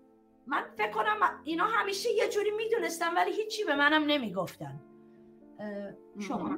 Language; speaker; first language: Persian; early bilingual, heritage; Persian